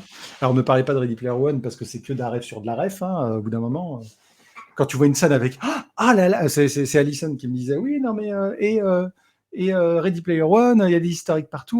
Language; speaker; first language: French; native; French